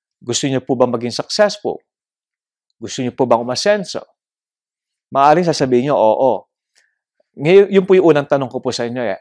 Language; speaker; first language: Filipino; native; Filipino